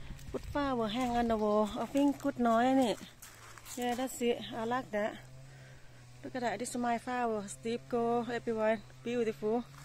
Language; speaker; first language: English; non-native, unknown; Thai